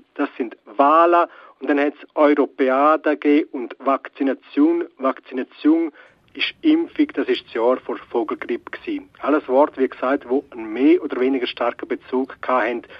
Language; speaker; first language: German; non-native, local second language; Romansh